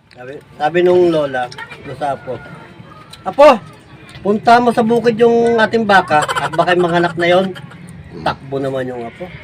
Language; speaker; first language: Filipino; native; Filipino